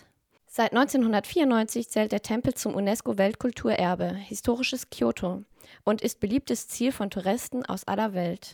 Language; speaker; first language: German; native; German